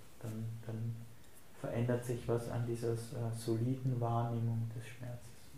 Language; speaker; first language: German; native; German